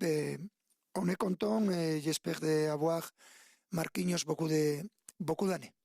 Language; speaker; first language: French; non-native, fluent; Spanish